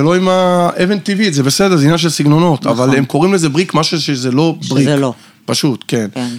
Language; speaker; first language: Hebrew; native; Hebrew